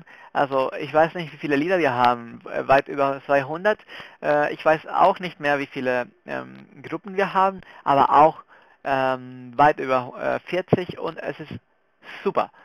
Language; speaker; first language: German; non-native, fluent; Spanish